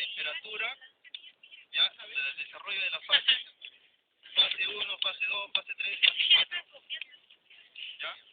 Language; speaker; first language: Spanish; native; Spanish